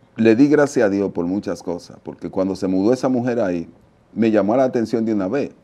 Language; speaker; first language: Spanish; native; Spanish